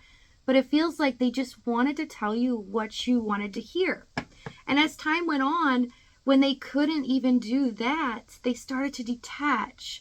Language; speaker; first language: English; native; English